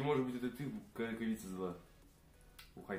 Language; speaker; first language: Russian; native; Russian